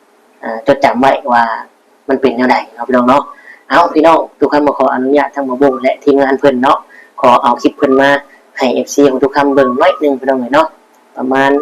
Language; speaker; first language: Thai; non-native, local second language; Northeastern Thai